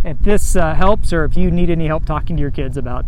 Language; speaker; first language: English; native; English